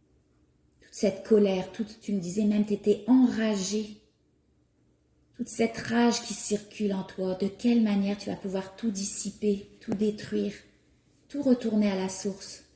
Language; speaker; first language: French; native; French